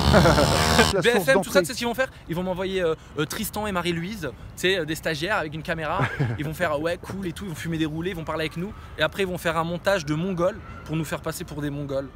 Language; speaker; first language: French; early bilingual, other home language; Arabic